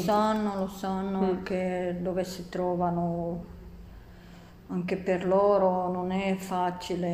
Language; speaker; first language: Italian; non-native, learner; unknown